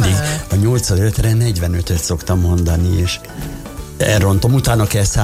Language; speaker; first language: Hungarian; native; Hungarian